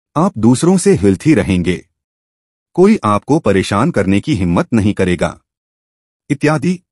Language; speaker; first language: Hindi; native; Hindi